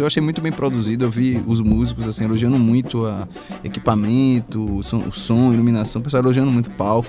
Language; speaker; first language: Portuguese; native; Portuguese